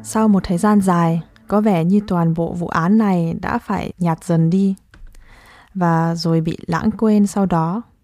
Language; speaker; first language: Vietnamese; early bilingual, heritage; Vietnamese